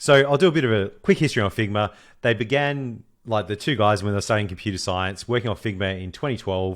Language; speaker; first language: English; native; English